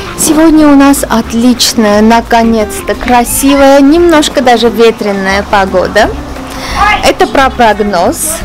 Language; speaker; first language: Russian; non-native, local second language; Armenian